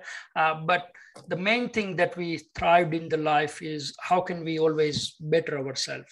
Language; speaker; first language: English; non-native, local second language; Gujarati